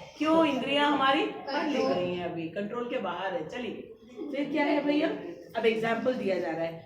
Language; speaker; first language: Hindi; native; Hindi